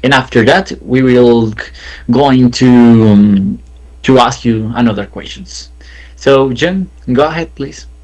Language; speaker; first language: English; non-native, learner; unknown